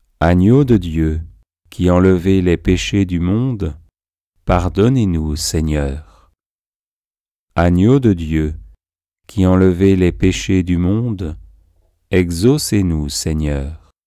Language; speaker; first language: French; native; French